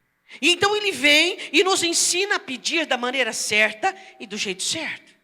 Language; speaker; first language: Portuguese; native; Portuguese